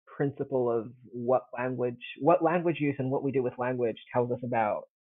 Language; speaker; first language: English; early bilingual, heritage; Italian